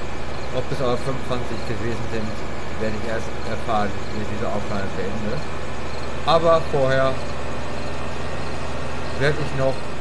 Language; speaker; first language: German; native; German